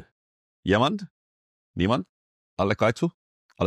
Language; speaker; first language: German; non-native, fluent; Finnish